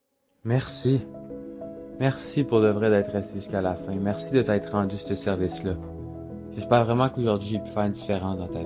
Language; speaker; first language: French; native; French